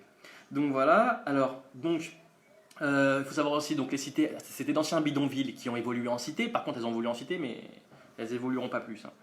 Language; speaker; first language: French; native; French